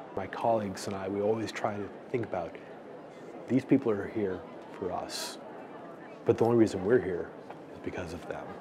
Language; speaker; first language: English; native; English